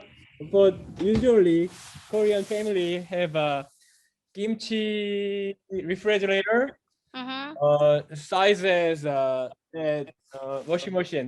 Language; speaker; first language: English; non-native, fluent; Korean